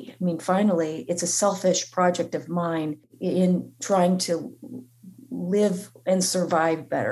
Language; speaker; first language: English; native; English